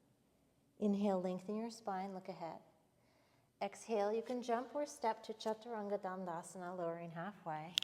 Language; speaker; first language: English; native; English